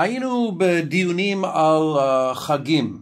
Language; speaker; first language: Hebrew; non-native, fluent; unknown